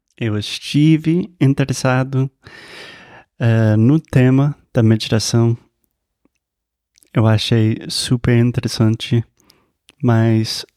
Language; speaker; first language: Portuguese; non-native, fluent; English